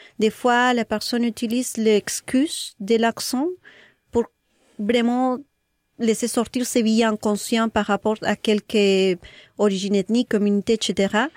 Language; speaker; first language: French; non-native, fluent; Spanish